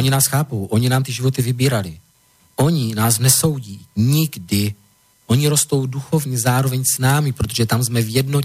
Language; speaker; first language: Czech; native; Czech